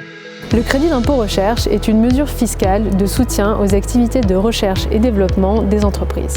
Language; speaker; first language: French; native; French